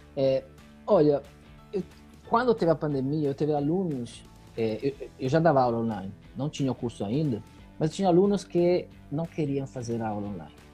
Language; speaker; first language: Portuguese; non-native, fluent; Italian